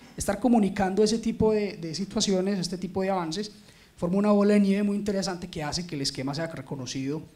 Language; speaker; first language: Spanish; native; Spanish